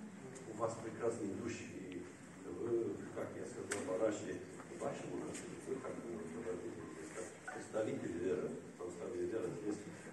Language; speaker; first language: Russian; non-native, learner; Romanian